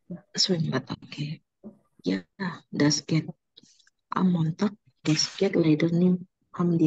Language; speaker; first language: German; non-native, learner; Indonesian